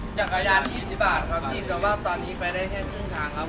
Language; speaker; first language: Thai; native; Thai